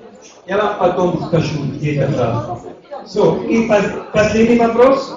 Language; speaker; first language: Russian; non-native, learner; German